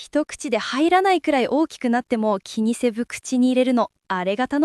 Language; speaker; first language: Japanese; native; Japanese